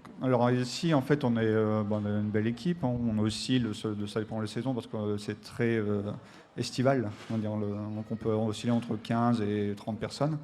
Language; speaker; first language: French; native; French